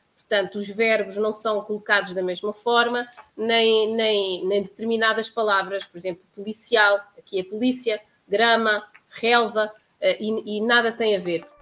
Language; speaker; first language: Portuguese; native; Portuguese